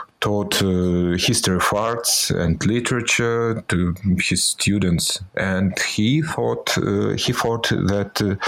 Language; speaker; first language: English; non-native, fluent; Russian